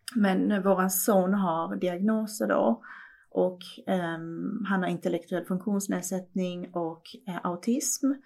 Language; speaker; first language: Swedish; early bilingual, other home language; Persian